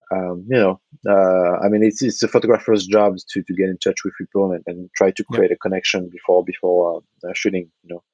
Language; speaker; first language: English; non-native, fluent; French